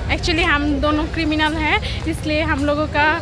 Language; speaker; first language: Hindi; non-native, learner; Bangla